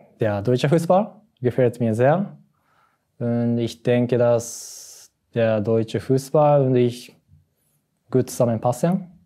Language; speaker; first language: German; non-native, learner; Japanese